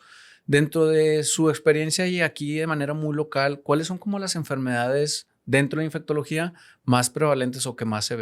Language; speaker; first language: Spanish; native; Spanish